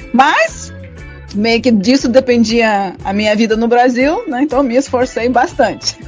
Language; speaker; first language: Portuguese; non-native, fluent; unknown